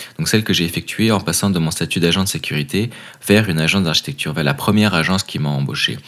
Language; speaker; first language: French; native; French